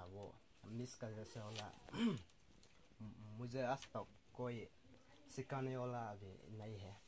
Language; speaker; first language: Hindi; non-native, local second language; Adi